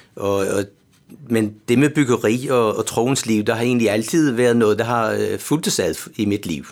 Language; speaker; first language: Danish; native; Danish